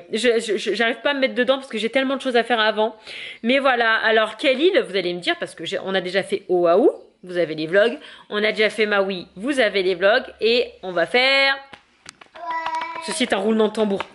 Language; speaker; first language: French; native; French